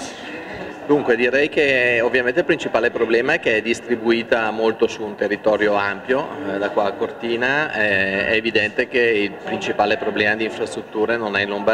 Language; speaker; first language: Italian; native; Italian